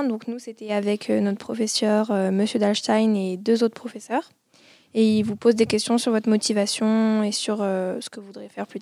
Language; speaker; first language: French; native; French